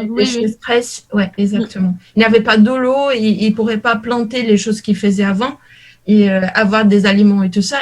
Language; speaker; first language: French; non-native, learner; Portuguese